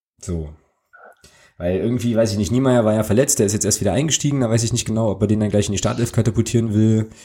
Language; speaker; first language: German; native; German